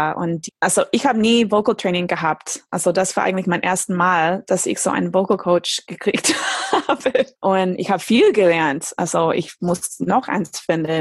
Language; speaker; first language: German; non-native, fluent; English